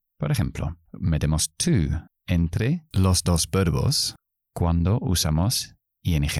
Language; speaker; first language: Spanish; non-native, fluent; English